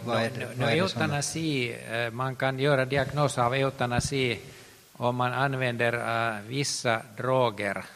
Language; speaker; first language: Swedish; non-native, local second language; Finnish